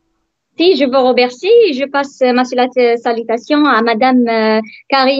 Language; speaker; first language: French; non-native, learner; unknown